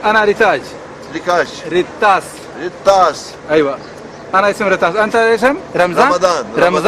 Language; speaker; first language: Arabic; non-native, learner; Urdu